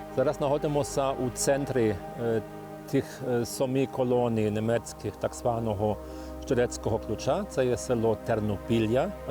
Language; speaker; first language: Ukrainian; non-native, fluent; German